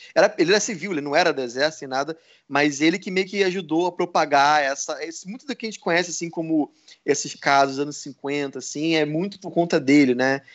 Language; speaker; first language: Portuguese; native; Portuguese